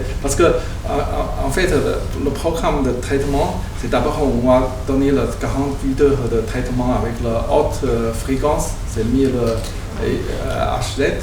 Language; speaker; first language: French; non-native, learner; Chinese